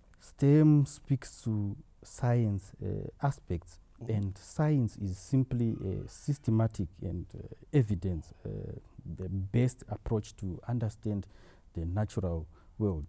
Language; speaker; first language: English; non-native, local second language; Shona